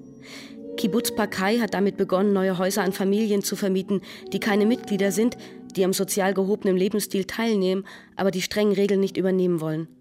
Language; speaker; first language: German; native; German